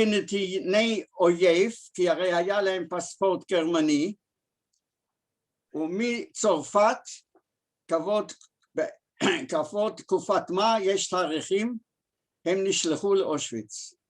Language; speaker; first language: Hebrew; early bilingual, other home language; German